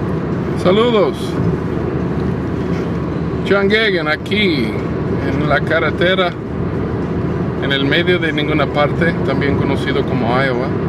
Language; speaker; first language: Spanish; non-native, fluent; English